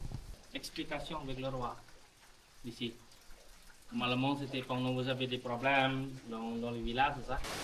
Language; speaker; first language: French; non-native, learner; Balinese